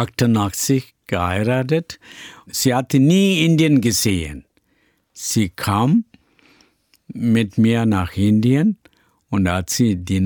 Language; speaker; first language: German; non-native, learner; Tamil